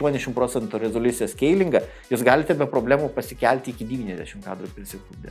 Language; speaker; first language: Lithuanian; native; Lithuanian